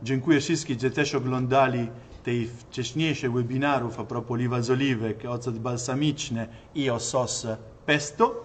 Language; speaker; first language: Polish; non-native, learner; Italian